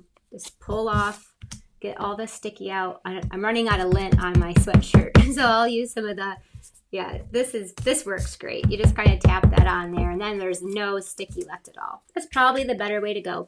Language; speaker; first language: English; native; English